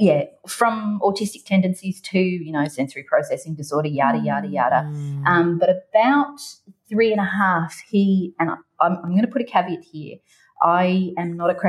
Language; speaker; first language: English; native; English